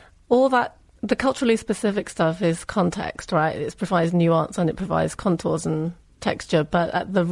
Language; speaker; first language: English; native; English